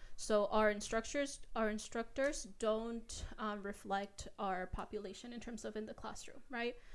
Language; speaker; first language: English; early bilingual, other home language; Spanish